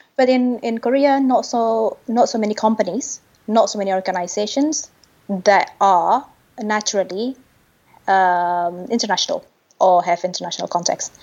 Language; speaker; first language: English; non-native, fluent; Indonesian